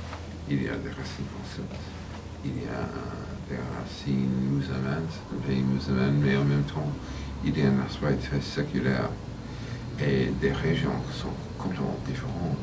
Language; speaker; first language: French; non-native, fluent; English